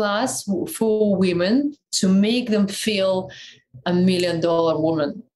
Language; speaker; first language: English; non-native, fluent; Russian